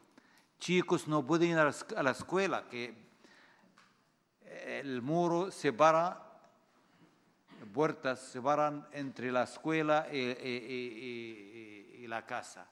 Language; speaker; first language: Spanish; non-native, fluent; Arabic